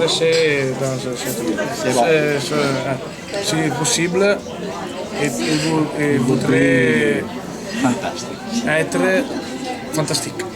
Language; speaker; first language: French; non-native, learner; Italian